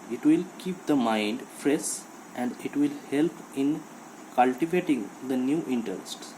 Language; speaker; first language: English; non-native, local second language; Bangla